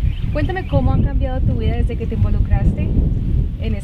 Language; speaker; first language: Spanish; native; Spanish